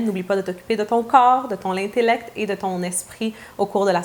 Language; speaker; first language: French; native; French